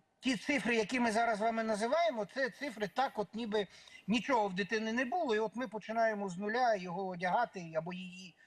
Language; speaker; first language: Ukrainian; native; Ukrainian